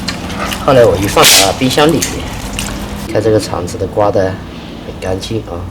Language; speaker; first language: Chinese; native; Chinese